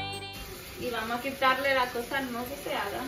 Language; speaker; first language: Spanish; early bilingual, heritage; Spanish